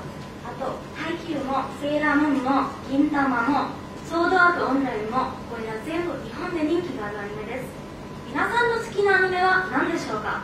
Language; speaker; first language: Japanese; non-native, fluent; Bangla